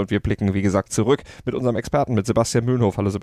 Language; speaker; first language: German; native; German